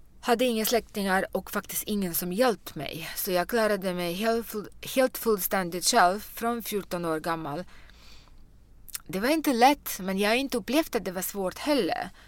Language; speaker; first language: Swedish; non-native, fluent; Russian